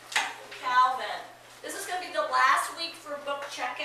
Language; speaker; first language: English; native; English